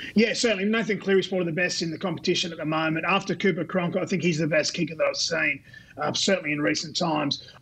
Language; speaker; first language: English; native; English